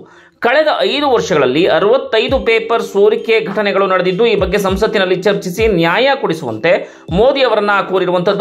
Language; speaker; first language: Kannada; native; Kannada